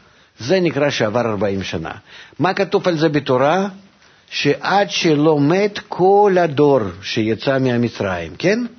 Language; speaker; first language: Hebrew; non-native, fluent; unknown